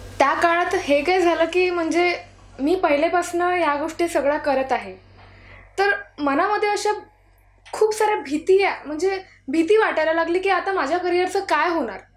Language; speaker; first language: Marathi; native; Marathi